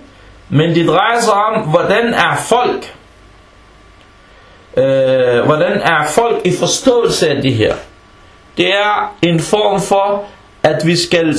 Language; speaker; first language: Danish; early bilingual, other home language; Arabic